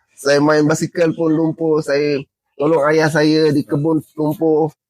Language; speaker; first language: Malay; native; Malay